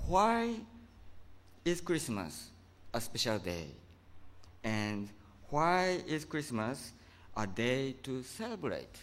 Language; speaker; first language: English; non-native, fluent; Japanese